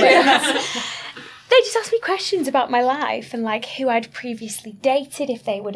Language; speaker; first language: English; native; English